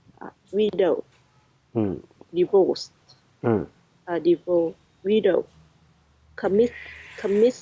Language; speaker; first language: English; non-native, learner; Vietnamese